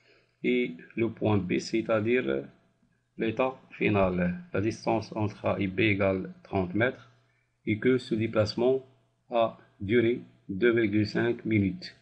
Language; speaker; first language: French; non-native, local second language; Arabic